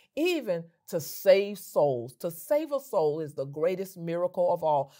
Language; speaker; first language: English; native; English